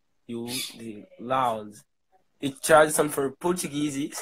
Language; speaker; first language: English; non-native, learner; Portuguese